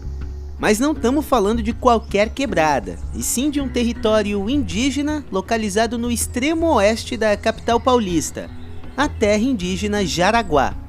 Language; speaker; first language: Portuguese; native; Portuguese